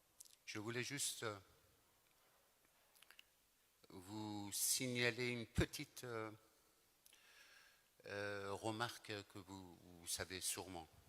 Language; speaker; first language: French; non-native, fluent; Persian